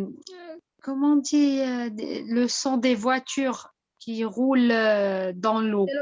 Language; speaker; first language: French; non-native, local second language; Arabic